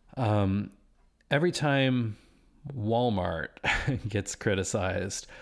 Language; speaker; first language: English; native; English